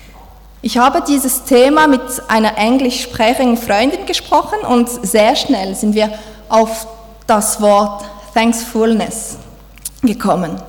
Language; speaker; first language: German; non-native, fluent; French